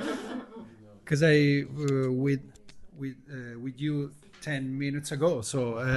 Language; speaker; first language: English; non-native, learner; Italian